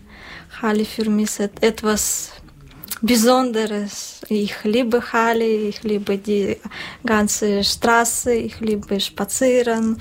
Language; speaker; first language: German; non-native, learner; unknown